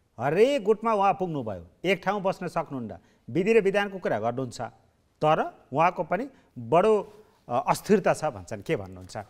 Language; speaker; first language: Nepali; native; Nepali